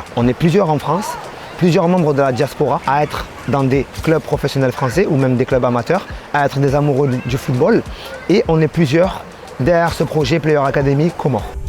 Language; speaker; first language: French; native; French